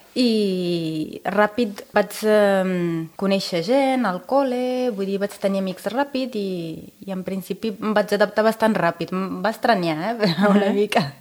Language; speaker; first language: Catalan; non-native, fluent; Arabic